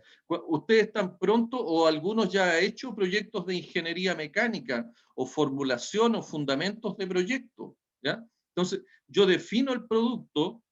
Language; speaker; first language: Spanish; native; Spanish